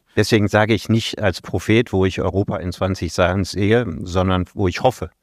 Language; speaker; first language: German; native; German